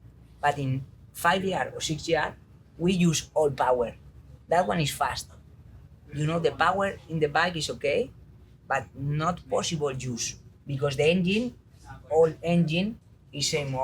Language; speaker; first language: English; non-native, learner; Spanish